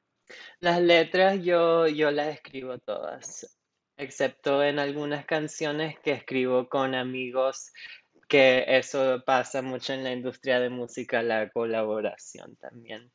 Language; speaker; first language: Spanish; non-native, local second language; English